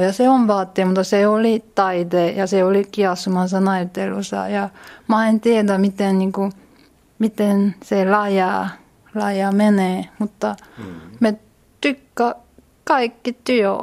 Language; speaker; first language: Finnish; non-native, learner; Korean